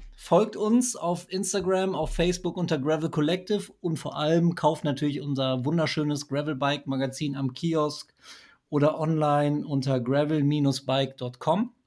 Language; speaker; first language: German; native; German